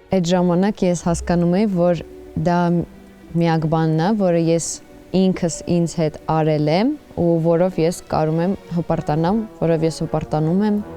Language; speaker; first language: Armenian; early bilingual, heritage; Armenian